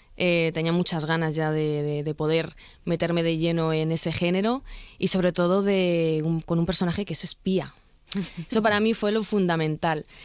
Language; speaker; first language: Spanish; early bilingual, other home language; Arabic